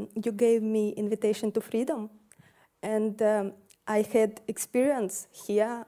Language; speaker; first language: English; non-native, learner; Russian